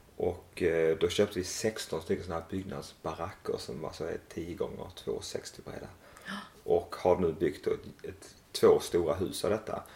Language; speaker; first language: Swedish; native; Swedish